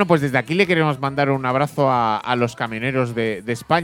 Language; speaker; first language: Spanish; native; Spanish